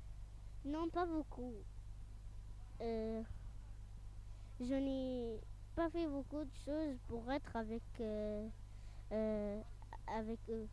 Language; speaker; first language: French; non-native, fluent; Arabic